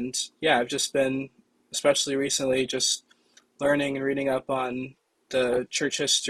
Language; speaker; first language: English; native; English